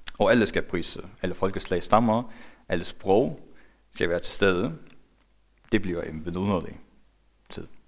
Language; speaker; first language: Danish; non-native, local second language; Faroese